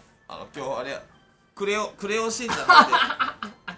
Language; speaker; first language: Japanese; native; Japanese